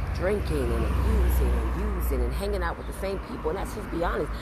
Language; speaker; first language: English; native; English